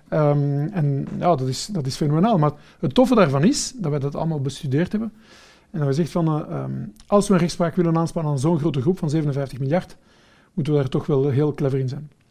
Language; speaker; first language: Dutch; early bilingual, other home language; Portuguese